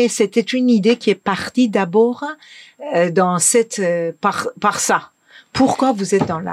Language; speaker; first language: French; non-native, fluent; Persian